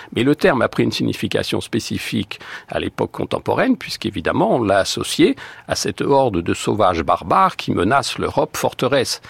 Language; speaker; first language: French; native; French